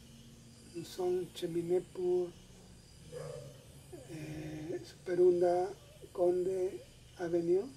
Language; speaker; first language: French; non-native, learner; Spanish